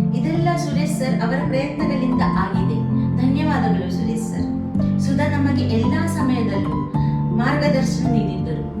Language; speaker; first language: Kannada; non-native, learner; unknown